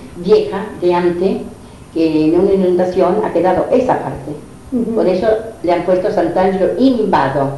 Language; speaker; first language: Spanish; non-native, fluent; Italian